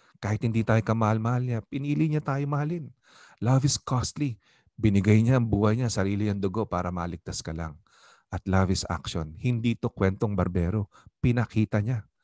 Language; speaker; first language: Filipino; native; Filipino